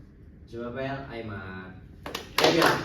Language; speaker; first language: French; non-native, learner; Indonesian